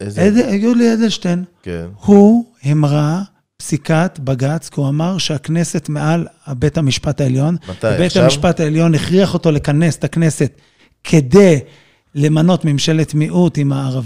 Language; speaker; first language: Hebrew; native; Hebrew